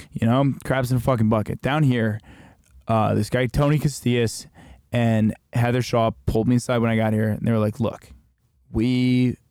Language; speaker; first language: English; native; English